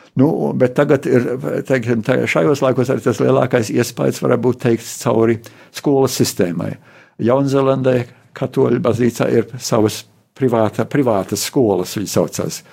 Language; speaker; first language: Latvian; early bilingual, heritage; Latvian